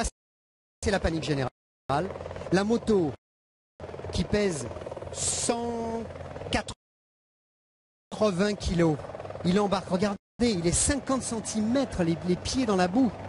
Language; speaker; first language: French; native; French